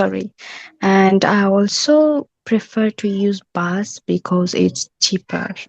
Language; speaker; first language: English; non-native, learner; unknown